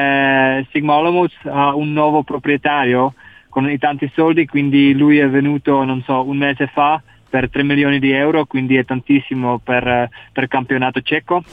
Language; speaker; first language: Italian; non-native, learner; Czech